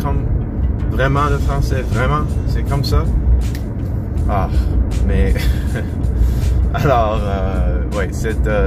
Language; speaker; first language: French; non-native, learner; English